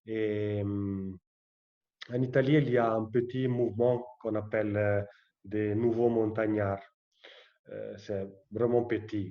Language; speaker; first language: French; non-native, fluent; Italian